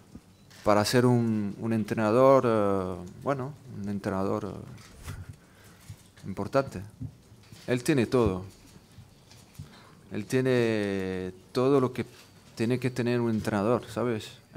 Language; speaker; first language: Spanish; non-native, fluent; French